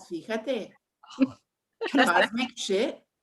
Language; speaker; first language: Spanish; early bilingual, heritage; English